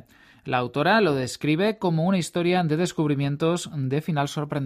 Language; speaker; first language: Spanish; native; Spanish